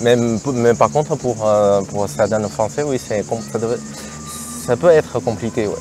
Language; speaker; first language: French; non-native, fluent; Chinese